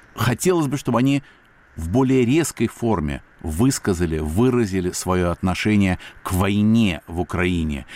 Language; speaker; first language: Russian; native; Russian